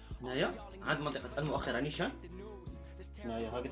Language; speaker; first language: Arabic; native; Arabic